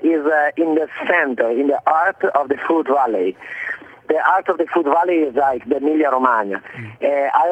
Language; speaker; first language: English; non-native, fluent; Italian